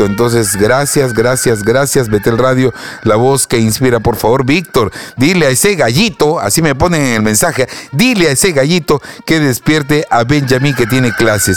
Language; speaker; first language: Spanish; native; Spanish